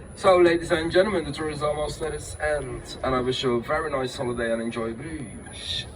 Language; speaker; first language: English; non-native, fluent; Dutch